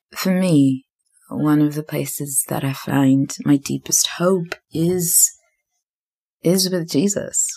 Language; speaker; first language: English; native; English